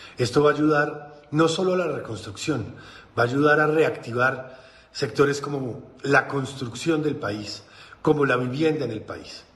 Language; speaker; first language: Spanish; native; Spanish